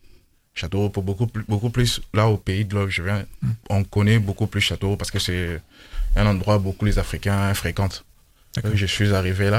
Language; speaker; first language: French; non-native, local second language; Lingala